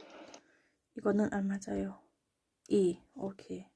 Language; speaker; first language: Korean; non-native, learner; Thai